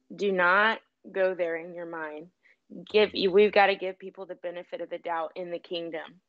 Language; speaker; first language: English; native; English